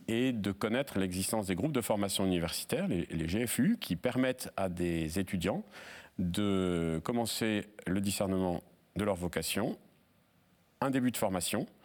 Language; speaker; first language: French; native; French